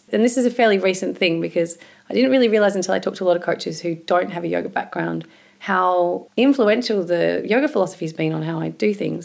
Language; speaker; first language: English; native; English